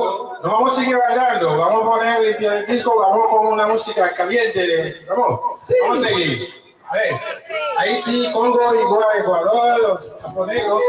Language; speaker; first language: Spanish; non-native, fluent; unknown